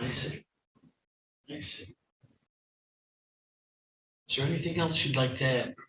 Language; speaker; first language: English; native; English